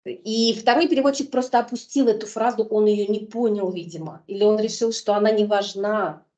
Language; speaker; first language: Russian; native; Russian